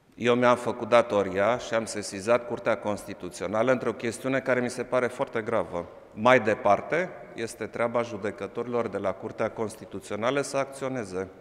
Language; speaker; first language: Romanian; non-native, local second language; German